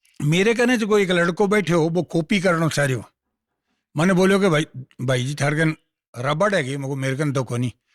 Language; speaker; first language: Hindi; non-native, local second language; Marwari